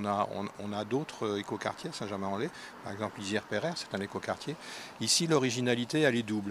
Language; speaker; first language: French; native; French